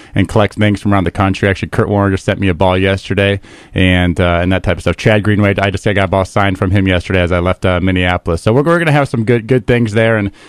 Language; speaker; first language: English; native; English